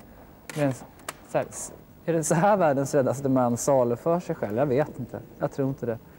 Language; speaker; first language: Swedish; native; Swedish